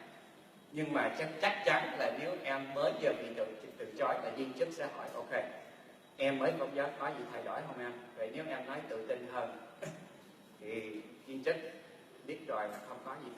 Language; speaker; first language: Vietnamese; early bilingual, heritage; Vietnamese